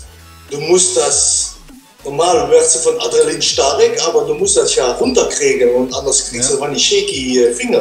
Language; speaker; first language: German; non-native, learner; Dutch